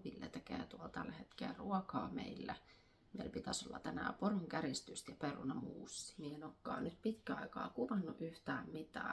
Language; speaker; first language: Finnish; native; Finnish